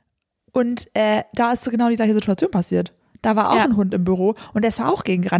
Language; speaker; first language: German; native; German